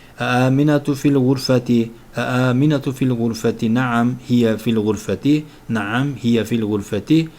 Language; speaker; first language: Arabic; non-native, fluent; Turkish